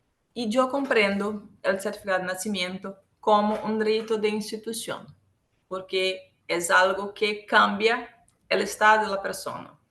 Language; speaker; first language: Spanish; non-native, local second language; Portuguese